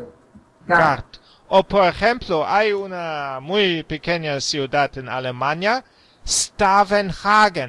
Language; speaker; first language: Spanish; non-native, learner; German